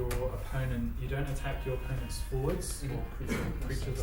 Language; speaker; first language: English; native; English